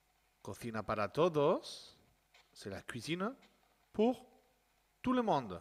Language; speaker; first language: French; non-native, fluent; Spanish